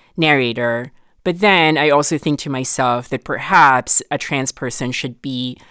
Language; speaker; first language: English; non-native, local second language; Filipino